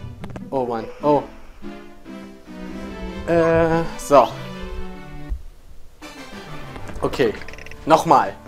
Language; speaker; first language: German; native; German